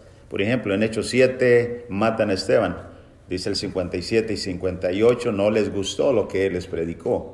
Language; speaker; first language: Spanish; native; Spanish